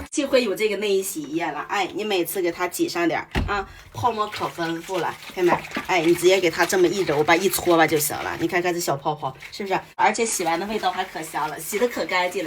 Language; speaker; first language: Chinese; native; Chinese